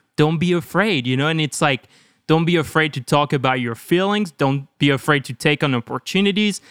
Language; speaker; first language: English; non-native, fluent; French